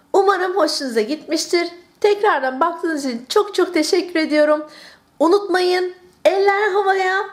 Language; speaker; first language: Turkish; early bilingual, heritage; Turkish